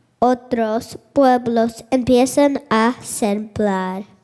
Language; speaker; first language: Spanish; non-native, learner; English